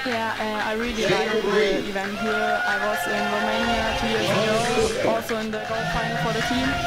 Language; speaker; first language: English; non-native, fluent; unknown